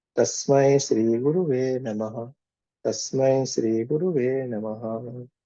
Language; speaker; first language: Hindi; non-native, local second language; Gujarati